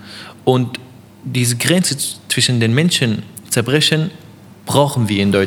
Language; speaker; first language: German; non-native, fluent; Arabic